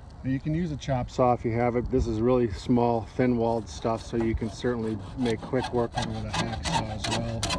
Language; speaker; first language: English; native; English